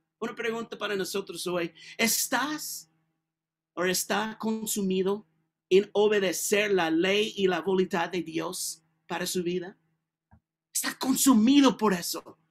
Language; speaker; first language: Spanish; non-native, learner; English